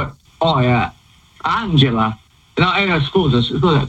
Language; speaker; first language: Italian; non-native, learner; English